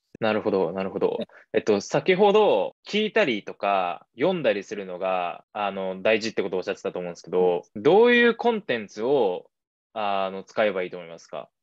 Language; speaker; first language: Japanese; native; Japanese